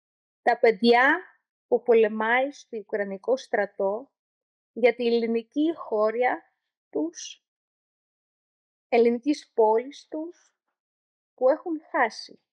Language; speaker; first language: Greek; non-native, learner; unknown